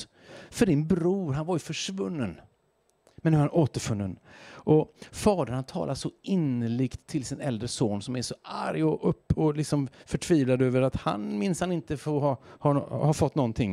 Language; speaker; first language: Swedish; native; Swedish